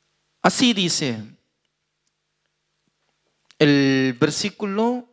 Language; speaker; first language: Spanish; non-native, fluent; Korean